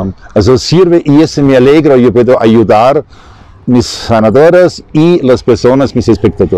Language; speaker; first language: Spanish; non-native, learner; German